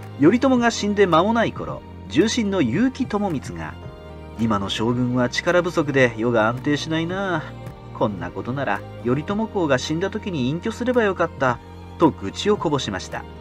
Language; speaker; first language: Japanese; native; Japanese